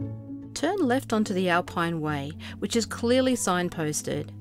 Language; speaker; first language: English; native; English